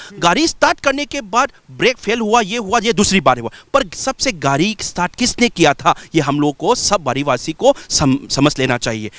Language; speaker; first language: Hindi; non-native, local second language; Manipuri